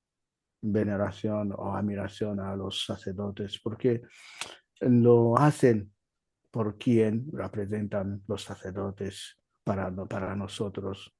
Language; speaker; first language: Spanish; non-native, learner; Igbo